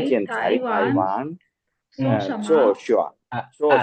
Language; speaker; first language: Chinese; non-native, learner; Tamil